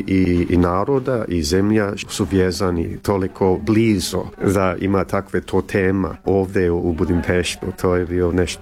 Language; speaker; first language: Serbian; early bilingual, heritage; Serbian